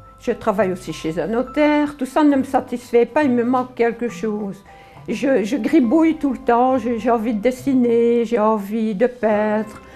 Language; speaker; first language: French; early bilingual, other home language; Polish